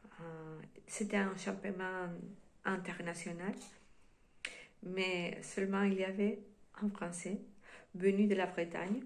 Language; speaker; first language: French; non-native, fluent; Spanish